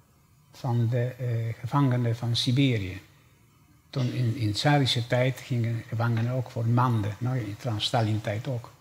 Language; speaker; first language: Dutch; non-native, fluent; Polish